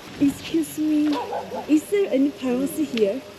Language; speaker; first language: English; non-native, learner; Korean